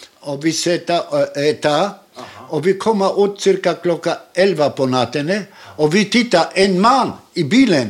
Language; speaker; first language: Swedish; non-native, learner; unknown